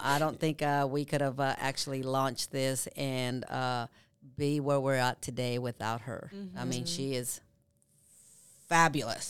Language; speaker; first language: English; early bilingual, other home language; Spanish